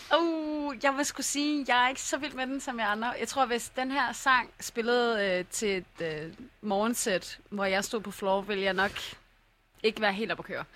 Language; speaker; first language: Danish; native; Danish